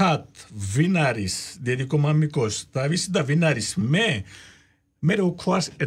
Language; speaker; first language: Georgian; non-native, learner; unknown